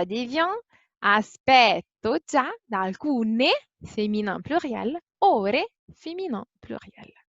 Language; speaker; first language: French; non-native, fluent; Italian